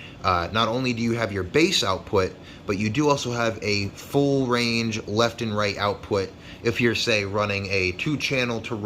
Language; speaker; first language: English; native; English